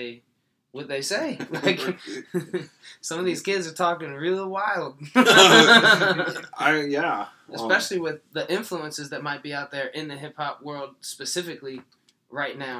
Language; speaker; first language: English; native; English